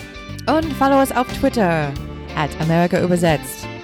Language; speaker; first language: German; non-native, learner; English